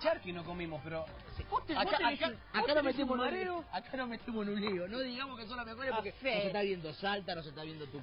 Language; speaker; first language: Spanish; native; Spanish